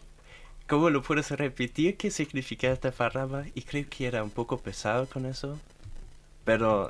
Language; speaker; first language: Spanish; non-native, fluent; German